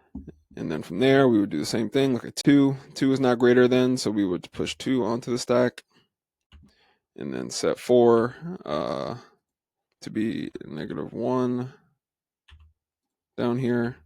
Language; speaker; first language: English; native; English